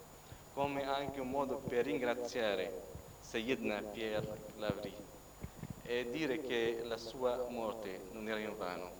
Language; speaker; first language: Italian; non-native, fluent; Arabic